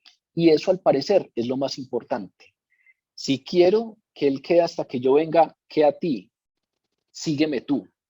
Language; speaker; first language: Spanish; native; Spanish